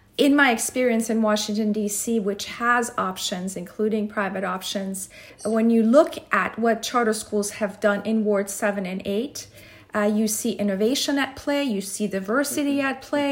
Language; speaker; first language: English; non-native, fluent; Persian